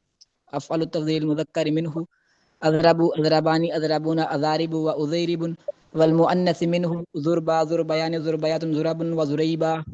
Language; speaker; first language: Arabic; non-native, learner; Urdu